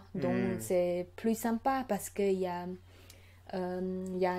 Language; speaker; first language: French; non-native, learner; Khmer